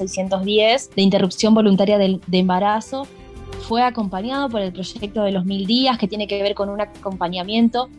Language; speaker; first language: Spanish; native; Spanish